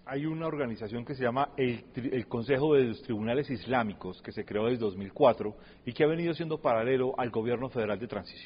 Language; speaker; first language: Spanish; native; Spanish